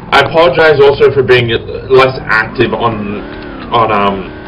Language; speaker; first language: English; native; English